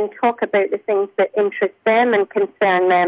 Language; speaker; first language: English; native; English